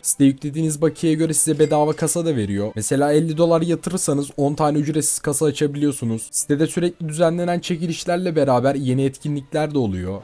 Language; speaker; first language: Turkish; native; Turkish